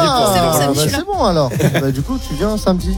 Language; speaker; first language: French; native; French